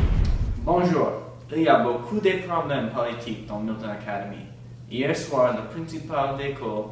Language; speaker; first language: French; non-native, learner; English